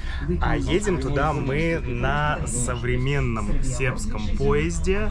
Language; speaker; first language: Russian; native; Russian